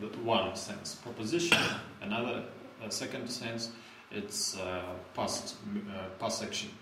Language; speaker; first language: English; non-native, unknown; Russian